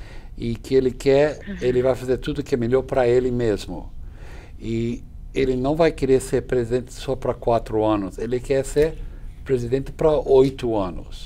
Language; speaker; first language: Portuguese; non-native, fluent; English